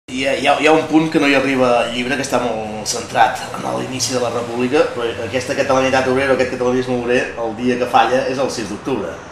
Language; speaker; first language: Catalan; native; Catalan